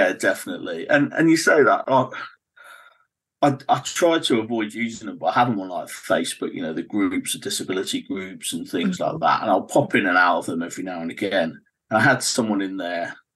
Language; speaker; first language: English; native; English